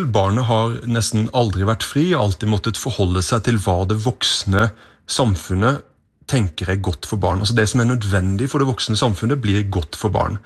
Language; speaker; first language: Norwegian; native; Norwegian